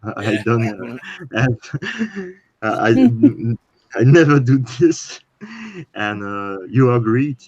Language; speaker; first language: English; non-native, learner; French